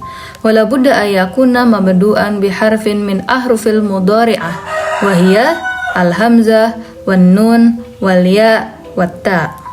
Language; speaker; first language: Arabic; non-native, fluent; Indonesian